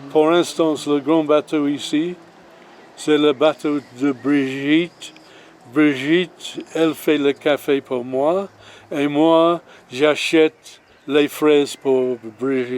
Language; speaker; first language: French; non-native, learner; English